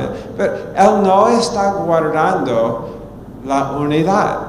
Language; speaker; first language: Spanish; non-native, fluent; English